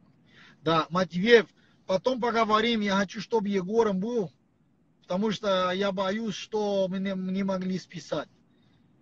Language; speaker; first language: Russian; non-native, learner; Portuguese